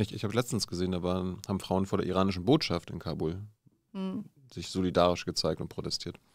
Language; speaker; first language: German; native; German